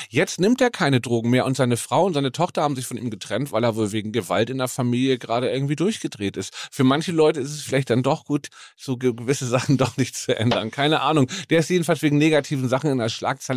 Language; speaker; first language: German; native; German